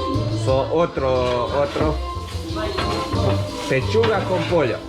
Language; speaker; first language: Spanish; non-native, learner; Croatian